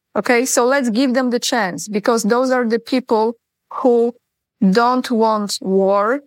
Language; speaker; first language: English; non-native, fluent; Polish